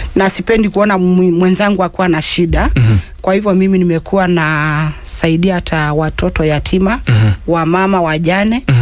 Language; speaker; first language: Swahili; non-native, local second language; Masai